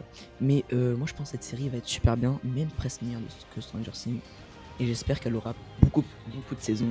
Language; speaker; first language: French; native; French